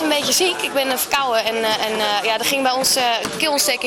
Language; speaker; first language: Dutch; native; Dutch